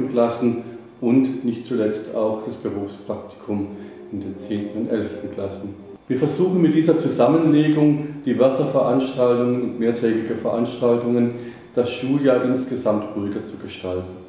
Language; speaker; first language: German; native; German